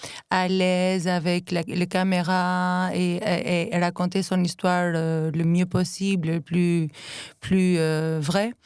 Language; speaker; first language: French; non-native, fluent; Albanian